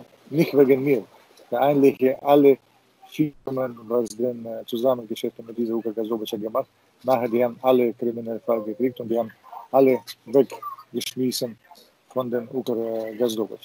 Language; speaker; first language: German; non-native, fluent; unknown